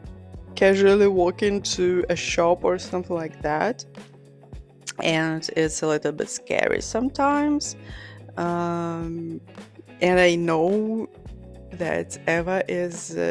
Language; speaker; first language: English; non-native, fluent; Georgian